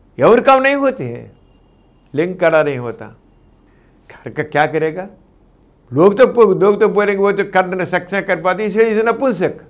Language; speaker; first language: Hindi; non-native, local second language; Telugu